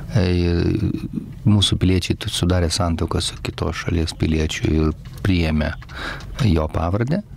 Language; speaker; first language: Lithuanian; native; Lithuanian